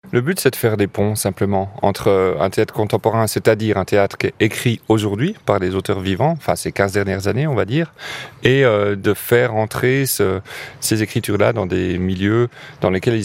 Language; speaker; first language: French; native; French